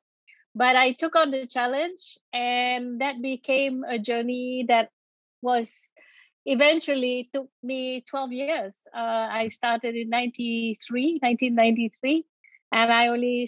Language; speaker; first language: English; non-native, local second language; Malay